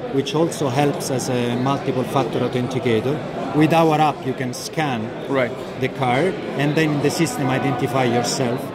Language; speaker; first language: English; non-native, fluent; Italian